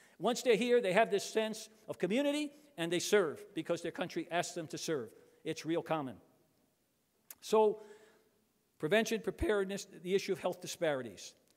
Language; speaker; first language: English; early bilingual, other home language; Spanish